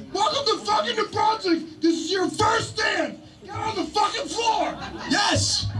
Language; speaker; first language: English; native; English